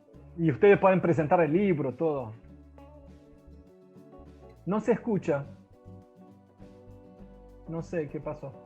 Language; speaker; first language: Spanish; non-native, fluent; Portuguese